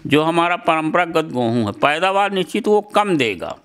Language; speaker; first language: Hindi; native; Hindi